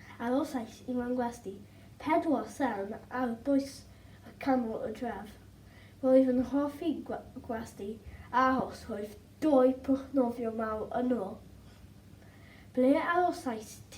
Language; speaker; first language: Welsh; non-native, local second language; English